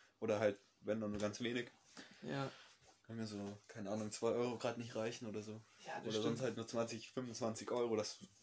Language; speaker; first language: German; native; German